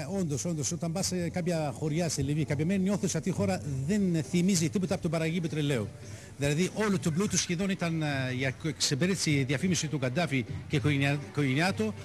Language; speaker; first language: Greek; non-native, fluent; Arabic